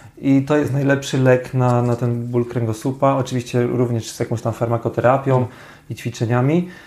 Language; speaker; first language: Polish; native; Polish